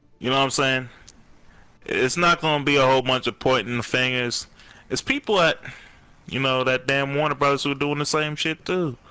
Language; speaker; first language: English; native; English